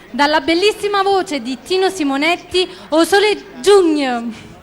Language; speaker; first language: Italian; native; Italian